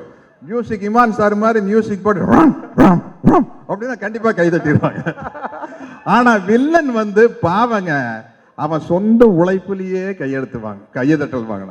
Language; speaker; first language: Tamil; native; Tamil